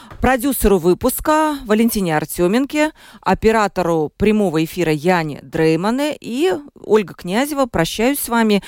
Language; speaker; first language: Russian; native; Russian